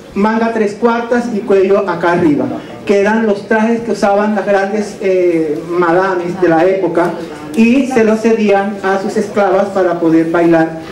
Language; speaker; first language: Spanish; native; Spanish